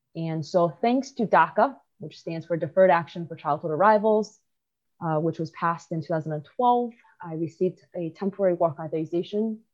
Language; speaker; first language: English; early bilingual, other home language; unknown